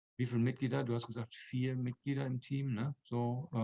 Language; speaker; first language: German; native; German